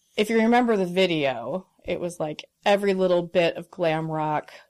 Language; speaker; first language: English; native; English